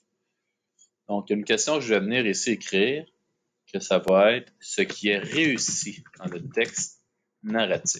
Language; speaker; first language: French; native; French